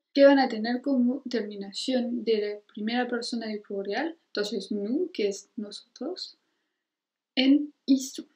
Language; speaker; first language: Spanish; non-native, fluent; French